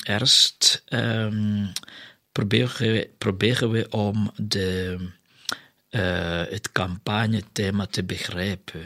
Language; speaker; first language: Dutch; non-native, fluent; Kinyarwanda